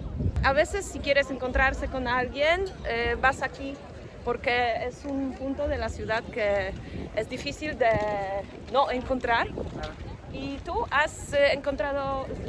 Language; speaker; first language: Spanish; non-native, fluent; Polish